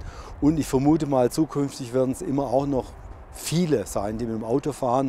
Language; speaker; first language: German; native; German